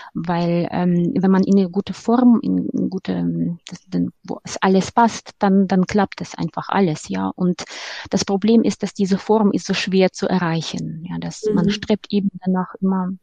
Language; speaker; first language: German; non-native, fluent; Ukrainian